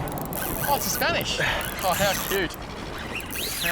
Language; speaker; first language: English; native; English